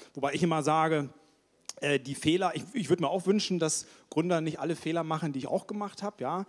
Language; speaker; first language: German; native; German